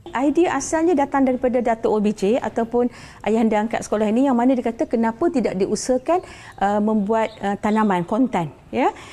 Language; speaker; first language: Malay; native; Malay